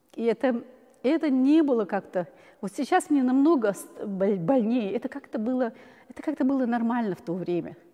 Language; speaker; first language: Russian; non-native, local second language; Chechen